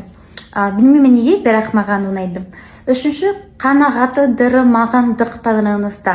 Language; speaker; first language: Kazakh; non-native, learner; English